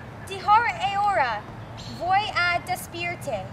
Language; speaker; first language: Spanish; non-native, learner; English